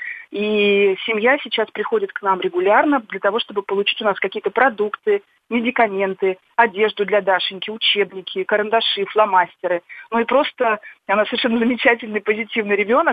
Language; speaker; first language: Russian; native; Russian